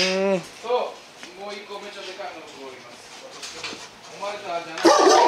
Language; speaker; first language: Japanese; non-native, learner; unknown